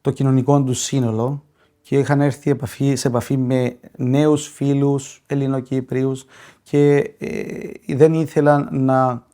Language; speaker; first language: Greek; non-native, local second language; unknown